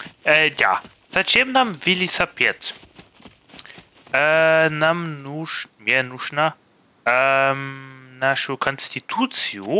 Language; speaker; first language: Russian; non-native, fluent; German